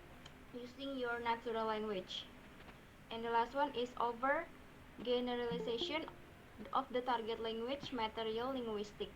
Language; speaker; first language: English; non-native, learner; Indonesian